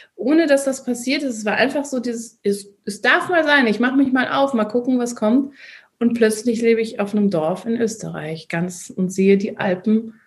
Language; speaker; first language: German; native; German